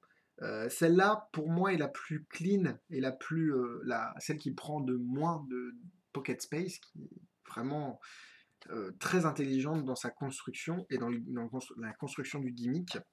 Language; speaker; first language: French; native; French